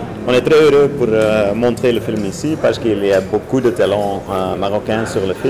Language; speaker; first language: French; non-native, fluent; Dutch